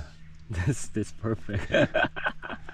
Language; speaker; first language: English; non-native, learner; Korean